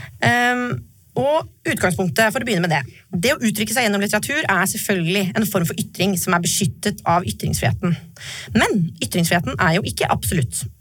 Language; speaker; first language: Norwegian; native; Norwegian